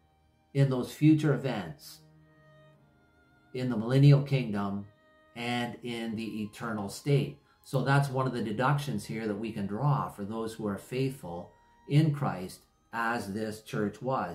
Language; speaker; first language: English; native; English